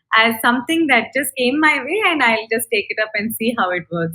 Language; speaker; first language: English; non-native, local second language; Tamil